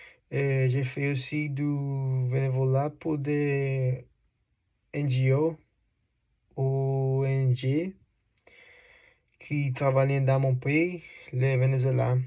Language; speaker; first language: French; non-native, learner; Spanish